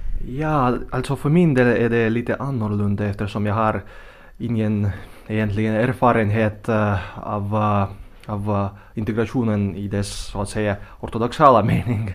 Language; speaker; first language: Swedish; non-native, fluent; Russian